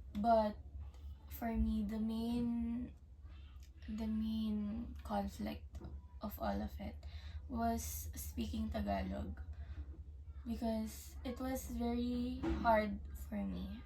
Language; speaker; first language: English; native; English